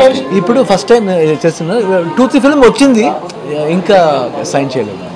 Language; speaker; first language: Telugu; non-native, learner; Kannada